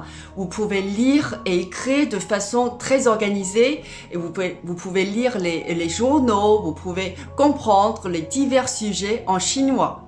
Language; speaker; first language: French; non-native, fluent; Chinese